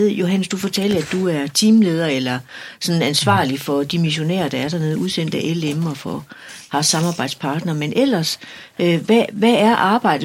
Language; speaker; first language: Danish; native; Danish